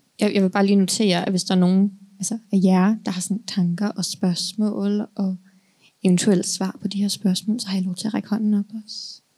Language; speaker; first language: Danish; native; Danish